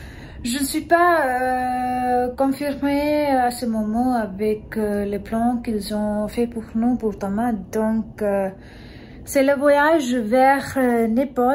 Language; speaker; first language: French; non-native, learner; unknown